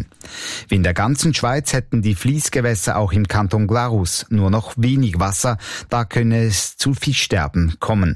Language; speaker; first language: German; native; German